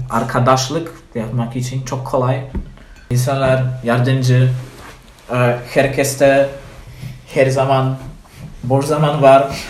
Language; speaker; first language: Turkish; non-native, learner; Polish